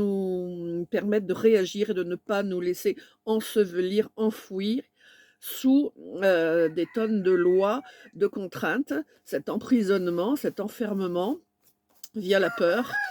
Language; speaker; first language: French; native; French